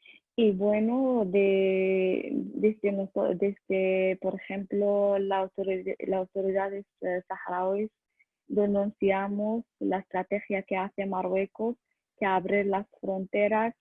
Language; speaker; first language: Spanish; non-native, learner; Arabic